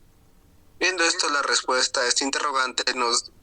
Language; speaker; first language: Spanish; native; Spanish